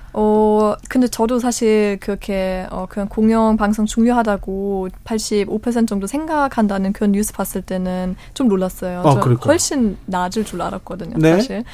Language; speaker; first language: Korean; non-native, fluent; German